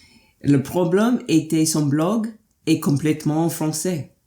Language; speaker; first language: French; non-native, fluent; English